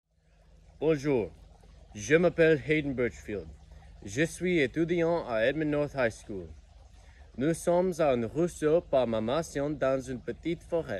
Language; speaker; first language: French; non-native, learner; English